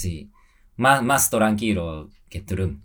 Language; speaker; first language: Spanish; non-native, learner; Japanese